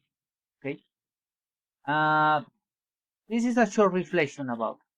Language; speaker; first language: English; non-native, learner; Spanish